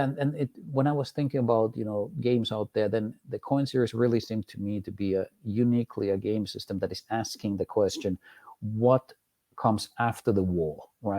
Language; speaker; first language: English; non-native, fluent; Finnish